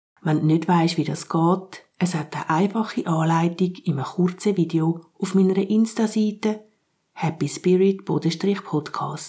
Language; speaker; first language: German; native; German